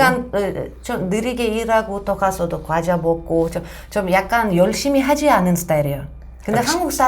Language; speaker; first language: Korean; non-native, fluent; Russian